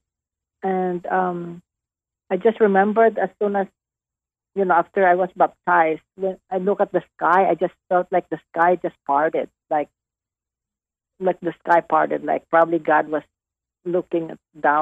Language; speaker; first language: English; non-native, local second language; Hiligaynon